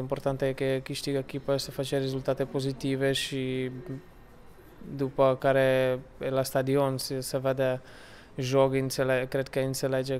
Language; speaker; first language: Romanian; non-native, learner; Slovak